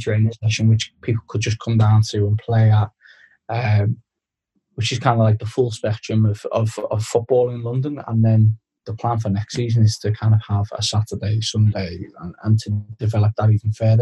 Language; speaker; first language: English; native; English